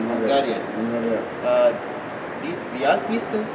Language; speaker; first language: German; non-native, learner; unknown